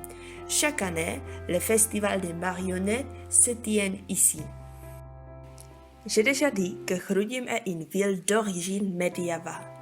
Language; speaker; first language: French; non-native, fluent; Czech